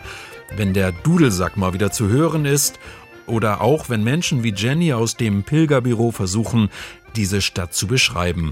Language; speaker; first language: German; native; German